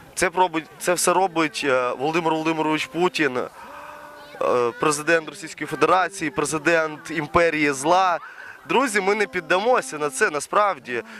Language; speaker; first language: Ukrainian; native; Ukrainian